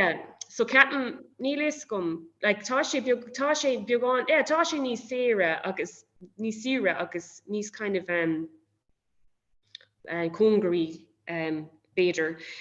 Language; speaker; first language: Irish; non-native, local second language; English